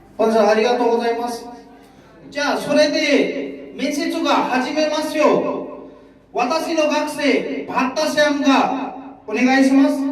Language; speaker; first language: Japanese; non-native, fluent; Nepali